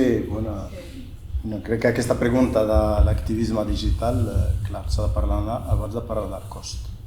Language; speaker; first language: Catalan; non-native, fluent; Berber languages